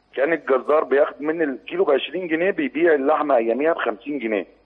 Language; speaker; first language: Arabic; native; Arabic